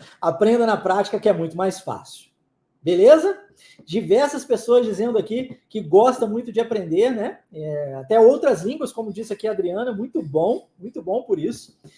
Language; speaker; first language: Portuguese; non-native, fluent; English